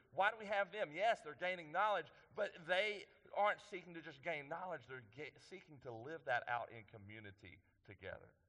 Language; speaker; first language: English; native; English